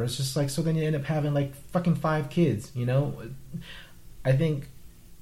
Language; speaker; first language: English; non-native, fluent; Vietnamese